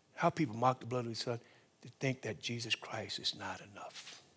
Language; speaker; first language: English; native; English